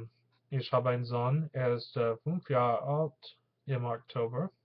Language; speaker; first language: German; non-native, learner; English